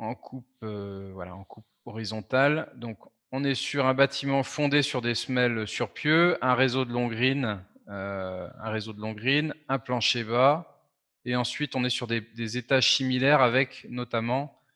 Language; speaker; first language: French; native; French